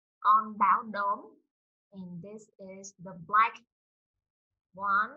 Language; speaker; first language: English; non-native, fluent; Vietnamese